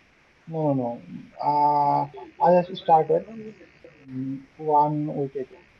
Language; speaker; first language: English; non-native, learner; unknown